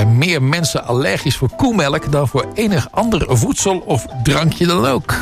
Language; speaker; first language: Dutch; native; Dutch